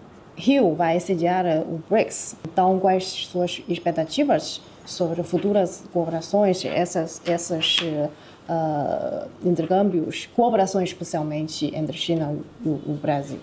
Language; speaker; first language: Portuguese; non-native, fluent; Chinese